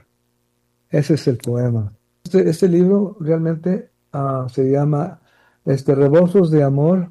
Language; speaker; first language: Spanish; early bilingual, heritage; Spanish